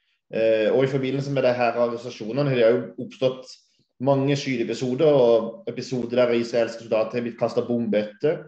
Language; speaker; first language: Norwegian; native; Norwegian